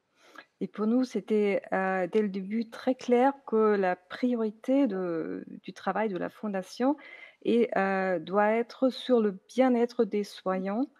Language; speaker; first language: French; non-native, fluent; German